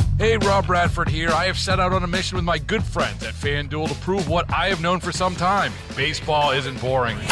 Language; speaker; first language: English; native; English